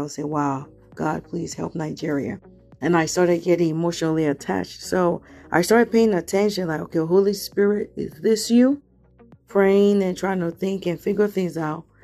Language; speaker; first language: English; non-native, local second language; Yoruba